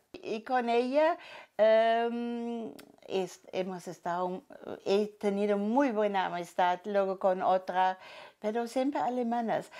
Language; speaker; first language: Spanish; non-native, fluent; German